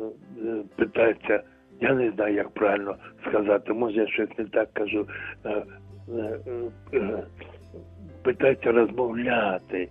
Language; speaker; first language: Ukrainian; non-native, local second language; Russian